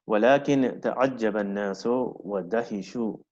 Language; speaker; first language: Arabic; non-native, fluent; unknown